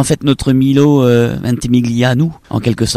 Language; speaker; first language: French; native; French